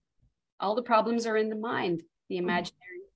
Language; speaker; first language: English; native; English